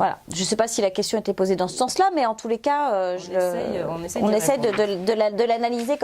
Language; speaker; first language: French; native; French